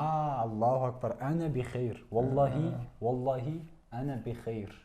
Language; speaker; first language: Arabic; non-native, fluent; Kazakh